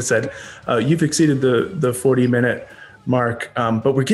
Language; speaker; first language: English; native; English